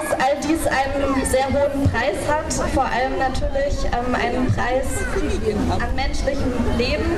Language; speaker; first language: German; native; German